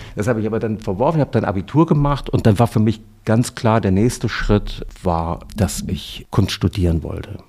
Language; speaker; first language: German; native; German